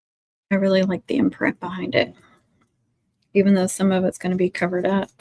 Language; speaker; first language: English; native; English